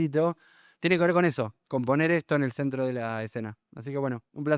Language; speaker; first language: Spanish; native; Spanish